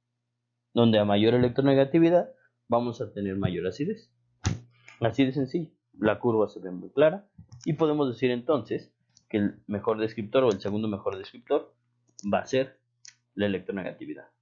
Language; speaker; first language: Spanish; native; Spanish